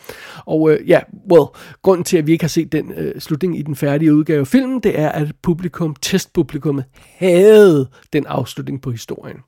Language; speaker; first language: Danish; native; Danish